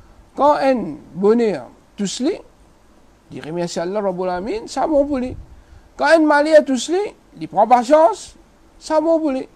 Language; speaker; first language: French; non-native, local second language; Morisyen